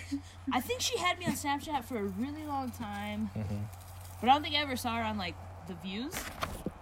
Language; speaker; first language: English; native; English